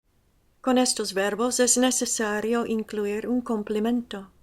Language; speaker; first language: Spanish; non-native, fluent; English